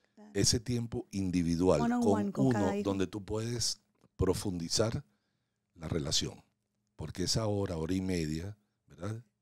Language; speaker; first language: Spanish; non-native, local second language; Hungarian